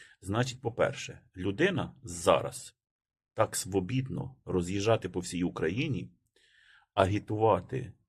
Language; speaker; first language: Ukrainian; native; Ukrainian